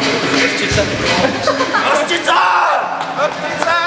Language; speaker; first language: Czech; native; Czech